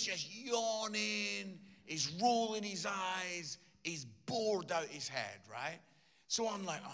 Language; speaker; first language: English; native; English